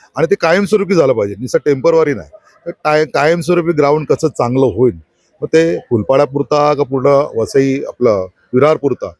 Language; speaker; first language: Marathi; native; Marathi